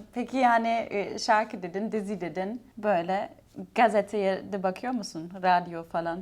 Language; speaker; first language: Turkish; non-native, fluent; German